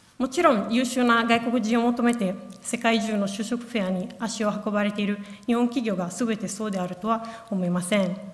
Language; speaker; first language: Japanese; non-native, fluent; Italian